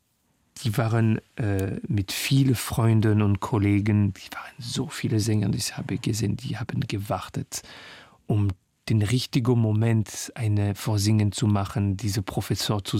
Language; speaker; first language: German; non-native, learner; French